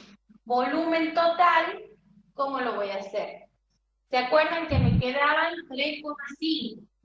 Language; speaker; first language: Spanish; native; Spanish